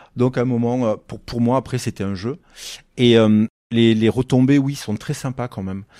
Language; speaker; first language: French; native; French